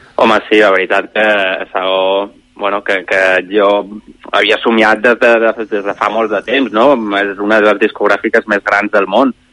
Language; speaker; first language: Catalan; native; Catalan